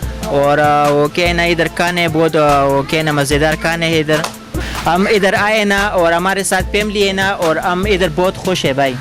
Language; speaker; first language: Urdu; non-native, local second language; Pashto